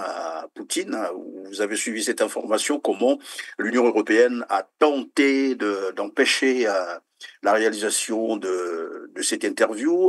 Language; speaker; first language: French; native; French